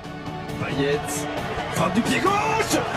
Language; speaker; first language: French; native; French